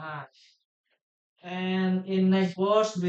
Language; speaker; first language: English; non-native, learner; Indonesian